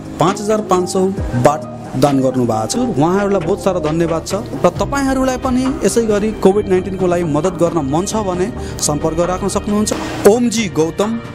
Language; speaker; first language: Nepali; early bilingual, heritage; Nepali